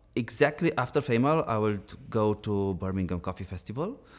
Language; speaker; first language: English; non-native, fluent; Romanian